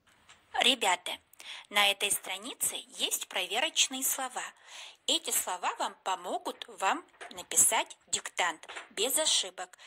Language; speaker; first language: Russian; non-native, local second language; Kyrgyz